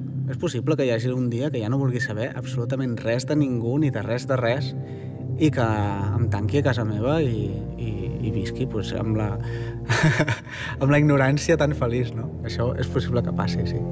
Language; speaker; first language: Catalan; native; Catalan